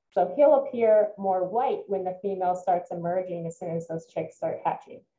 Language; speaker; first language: English; native; English